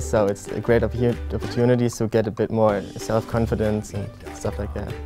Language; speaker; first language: English; non-native, fluent; German